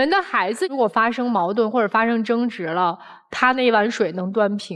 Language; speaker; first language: Chinese; native; Chinese